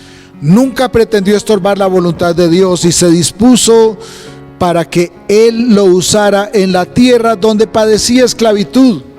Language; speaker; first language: Spanish; native; Spanish